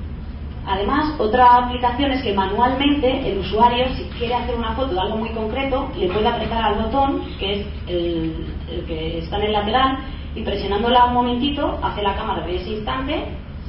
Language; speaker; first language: Spanish; native; Spanish